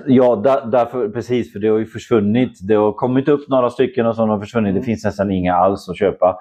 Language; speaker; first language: Swedish; non-native, fluent; Polish